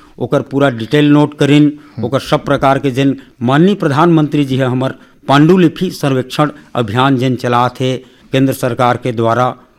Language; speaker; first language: Hindi; non-native, local second language; Chhattisgarhi